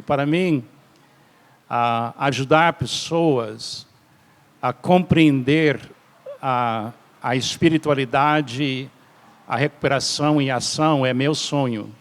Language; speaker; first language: Portuguese; non-native, fluent; English